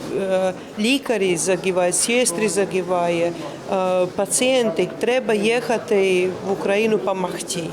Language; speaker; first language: Ukrainian; non-native, learner; Latvian